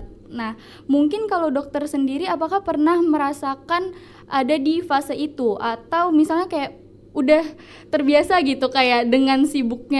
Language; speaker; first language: Indonesian; native; Indonesian